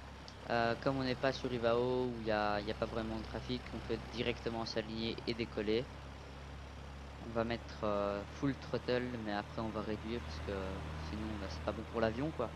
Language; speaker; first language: French; native; French